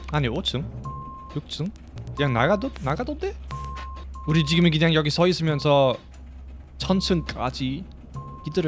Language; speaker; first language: Korean; non-native, fluent; German